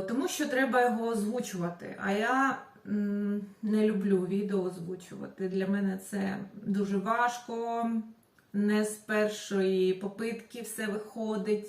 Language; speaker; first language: Ukrainian; non-native, local second language; Russian